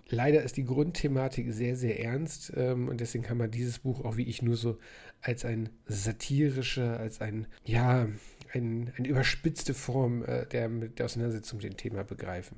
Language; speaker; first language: German; native; German